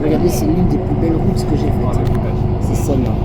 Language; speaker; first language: French; native; French